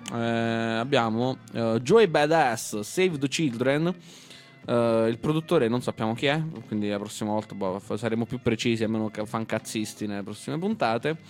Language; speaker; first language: Italian; native; Italian